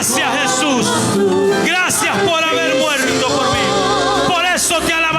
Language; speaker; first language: Spanish; native; Spanish